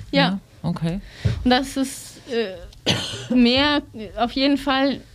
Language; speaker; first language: German; non-native, fluent; Russian